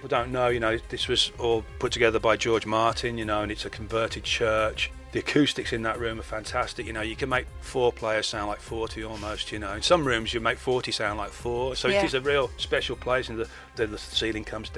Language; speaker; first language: English; native; English